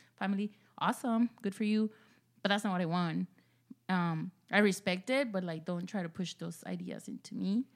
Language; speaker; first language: English; early bilingual, other home language; Spanish